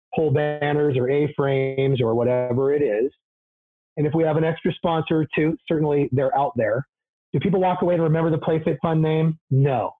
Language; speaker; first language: English; native; English